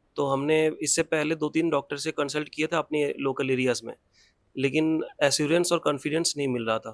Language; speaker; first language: Hindi; non-native, local second language; Bangla